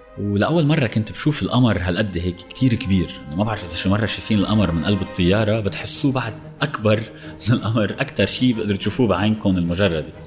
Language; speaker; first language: Arabic; native; Arabic